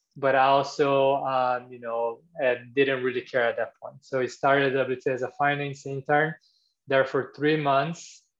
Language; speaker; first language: English; non-native, fluent; Portuguese